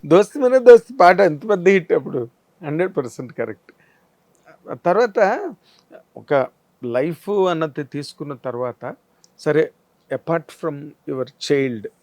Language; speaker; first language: Telugu; native; Telugu